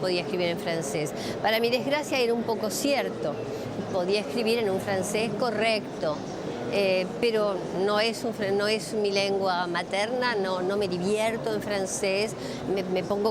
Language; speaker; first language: Spanish; native; Spanish